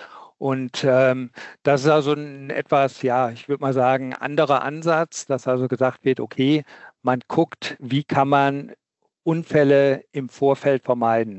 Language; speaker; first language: German; native; German